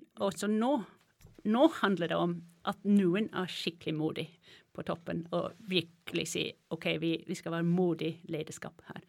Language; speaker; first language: Norwegian; non-native, fluent; English